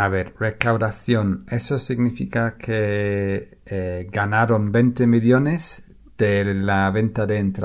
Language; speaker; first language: Spanish; non-native, fluent; English